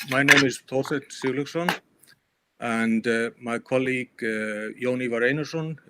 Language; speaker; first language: English; non-native, fluent; Icelandic